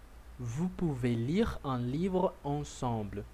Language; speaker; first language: French; non-native, learner; Portuguese